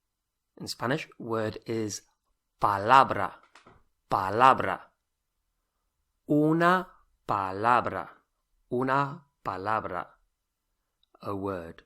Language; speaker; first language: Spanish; non-native, fluent; English